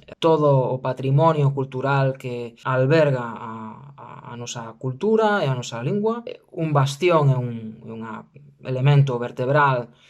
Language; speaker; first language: Galician; non-native, local second language; Spanish